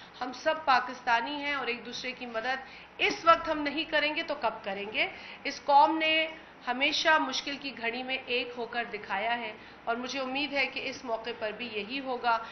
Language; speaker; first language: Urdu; non-native, local second language; Sindhi